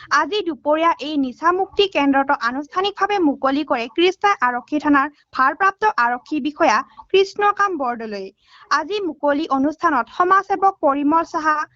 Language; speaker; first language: Assamese; native; Assamese